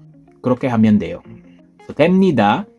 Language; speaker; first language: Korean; non-native, fluent; Filipino